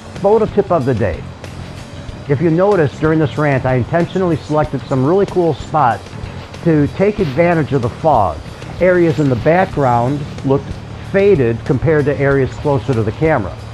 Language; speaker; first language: English; native; English